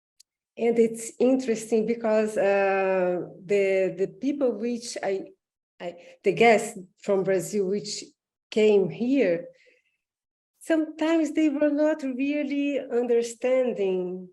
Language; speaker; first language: English; non-native, learner; Portuguese